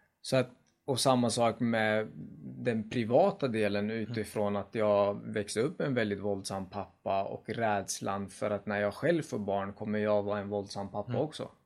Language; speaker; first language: Swedish; early bilingual, other home language; Kurdish